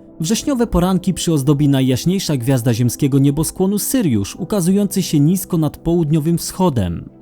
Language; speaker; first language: Polish; native; Polish